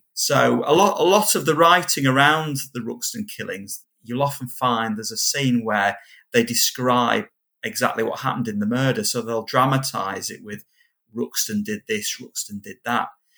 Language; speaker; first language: English; native; English